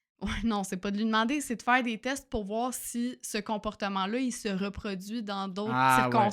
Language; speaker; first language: French; native; French